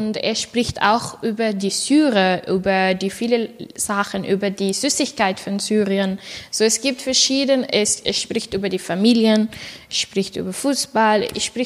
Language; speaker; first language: German; non-native, learner; Arabic